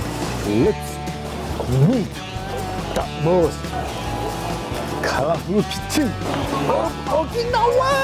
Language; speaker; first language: English; non-native, learner; Japanese